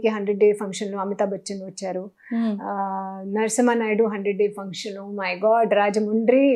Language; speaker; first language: Telugu; non-native, local second language; Hindi